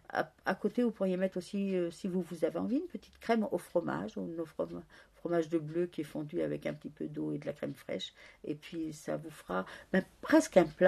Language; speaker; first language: French; native; French